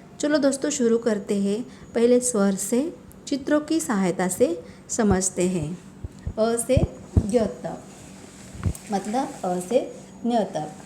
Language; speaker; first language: Hindi; non-native, local second language; Marathi